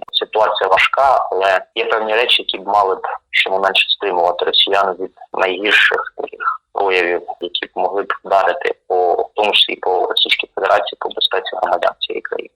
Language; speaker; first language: Ukrainian; native; Ukrainian